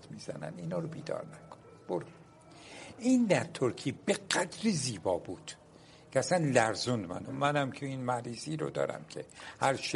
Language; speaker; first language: Persian; non-native, local second language; Turkish